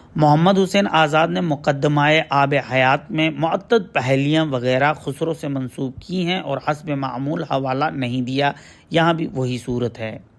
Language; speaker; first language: Urdu; native; Urdu